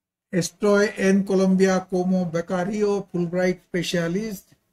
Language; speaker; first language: Spanish; non-native, learner; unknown